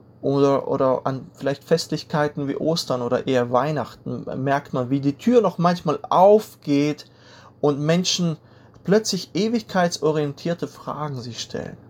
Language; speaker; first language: German; native; German